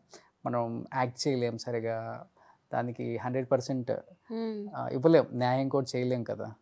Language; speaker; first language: Telugu; native; Telugu